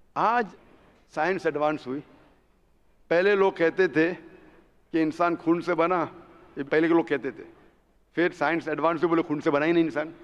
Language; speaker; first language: Hindi; non-native, local second language; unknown